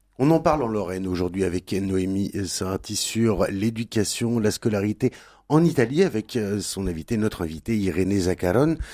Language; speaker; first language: French; native; French